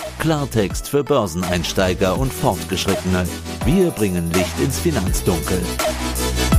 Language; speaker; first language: German; native; German